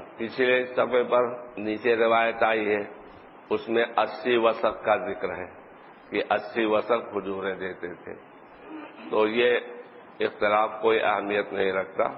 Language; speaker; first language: Urdu; native; Urdu